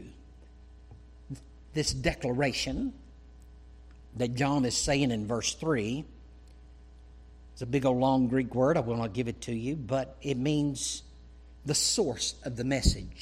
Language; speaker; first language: English; native; English